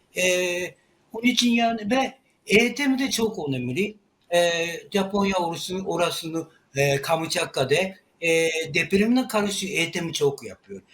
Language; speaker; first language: Turkish; non-native, learner; Japanese